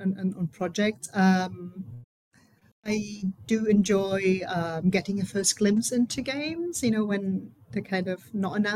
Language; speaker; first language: English; non-native, fluent; German